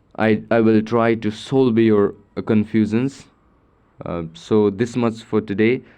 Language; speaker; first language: English; non-native, local second language; Nepali